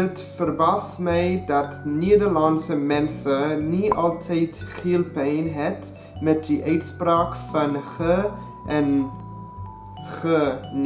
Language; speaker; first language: Dutch; non-native, learner; English